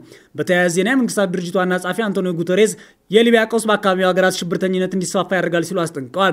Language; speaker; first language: Amharic; native; Amharic